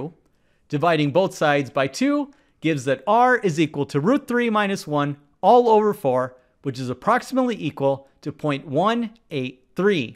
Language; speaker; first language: English; native; English